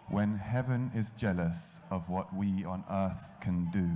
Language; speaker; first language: English; native; English